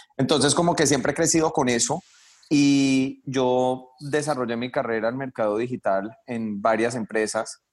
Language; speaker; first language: Spanish; early bilingual, heritage; Spanish